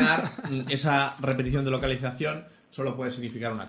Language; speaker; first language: Spanish; native; Spanish